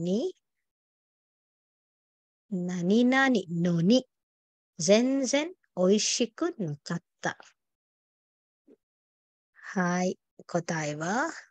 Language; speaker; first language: Japanese; non-native, fluent; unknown